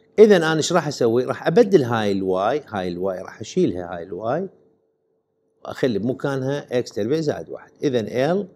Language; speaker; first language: Arabic; native; Arabic